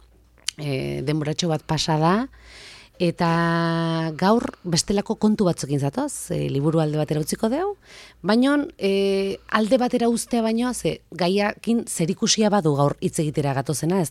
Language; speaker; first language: Basque; native; Basque